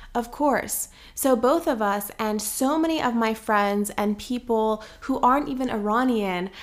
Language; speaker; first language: English; early bilingual, other home language; Persian